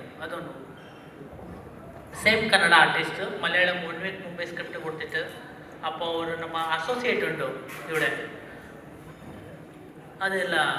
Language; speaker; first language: Malayalam; non-native, learner; Kannada